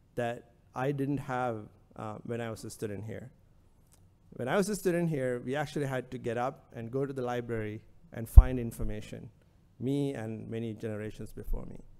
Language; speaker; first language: English; non-native, local second language; Sinhala